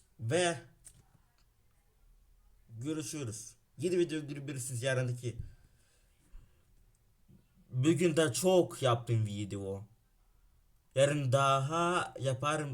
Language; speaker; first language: Turkish; non-native, learner; Ukrainian